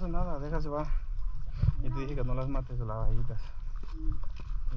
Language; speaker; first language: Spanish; native; Spanish